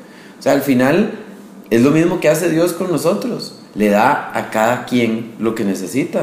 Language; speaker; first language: Spanish; native; Spanish